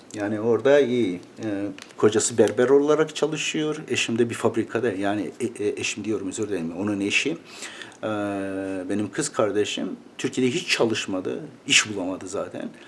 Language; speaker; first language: Turkish; native; Turkish